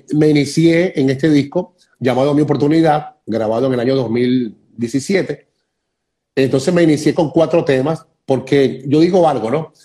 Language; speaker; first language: Spanish; native; Spanish